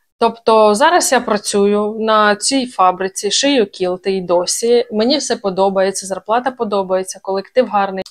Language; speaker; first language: Ukrainian; native; Ukrainian